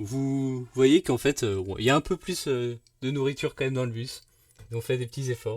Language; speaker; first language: French; native; French